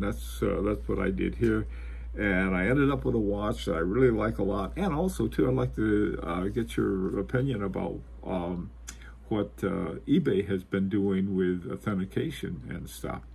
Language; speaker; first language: English; native; English